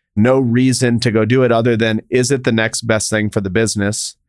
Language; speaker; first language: English; native; English